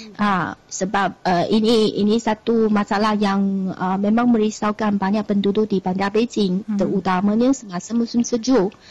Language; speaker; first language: Malay; non-native, fluent; Chinese